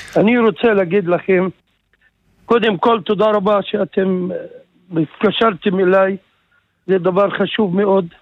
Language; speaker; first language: Hebrew; non-native, local second language; Arabic